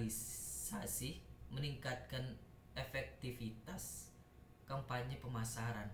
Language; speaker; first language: Indonesian; native; Indonesian